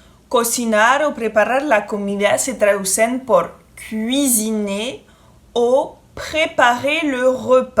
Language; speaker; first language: Spanish; non-native, fluent; French